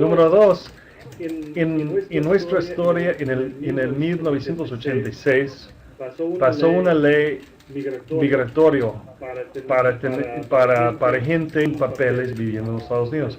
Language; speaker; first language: Spanish; non-native, fluent; English